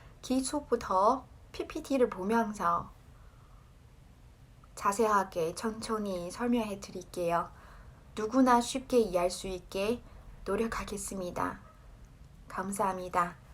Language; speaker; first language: Korean; non-native, fluent; Chinese